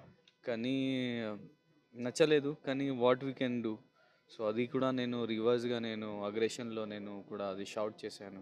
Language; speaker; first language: Telugu; non-native, local second language; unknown